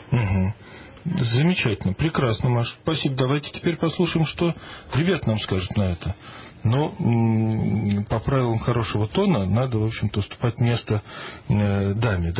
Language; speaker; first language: Russian; native; Russian